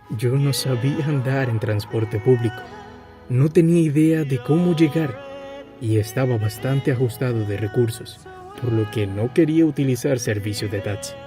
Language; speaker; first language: Spanish; native; Spanish